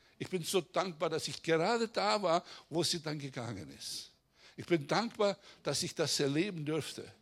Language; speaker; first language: German; non-native, fluent; Greek